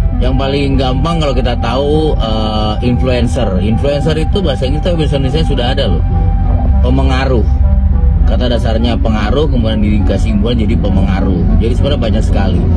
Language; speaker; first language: Indonesian; native; Indonesian